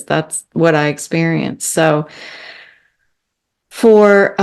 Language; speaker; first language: English; native; English